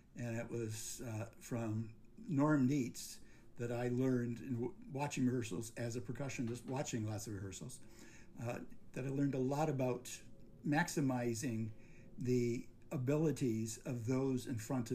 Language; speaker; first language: English; native; English